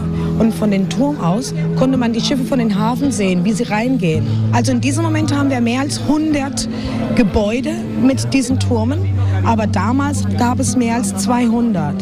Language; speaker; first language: German; non-native, fluent; Spanish